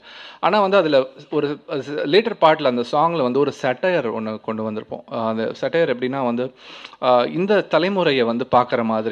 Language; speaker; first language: Tamil; native; Tamil